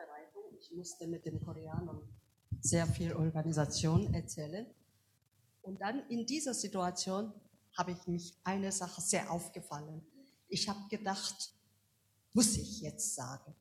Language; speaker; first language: German; non-native, learner; Korean